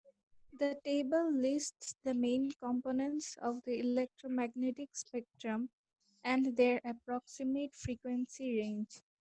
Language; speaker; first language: English; non-native, local second language; Bangla